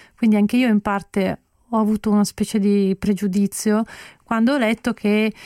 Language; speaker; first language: Italian; native; Italian